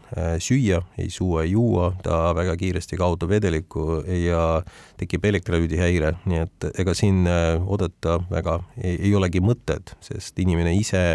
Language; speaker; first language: Estonian; non-native, local second language; Russian